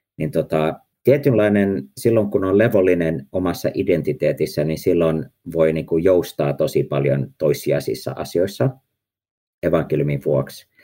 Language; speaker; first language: Finnish; early bilingual, heritage; Finnish